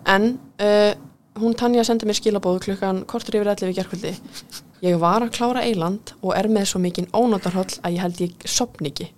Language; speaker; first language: Icelandic; early bilingual, heritage; Icelandic